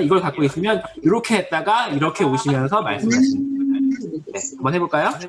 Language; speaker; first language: Korean; native; Korean